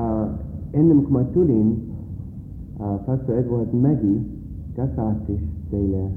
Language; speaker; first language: Estonian; early bilingual, heritage; Estonian